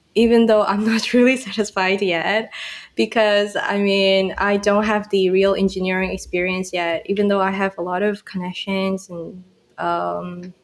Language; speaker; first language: English; non-native, fluent; Burmese